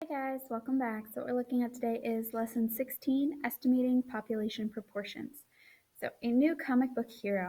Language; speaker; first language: English; native; English